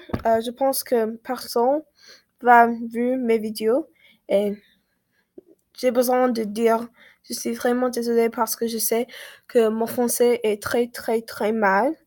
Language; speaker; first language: French; non-native, learner; English